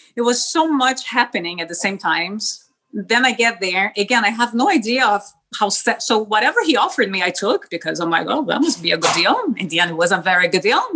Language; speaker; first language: English; non-native, fluent; Spanish